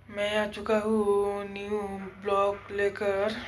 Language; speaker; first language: Hindi; non-native, learner; Bangla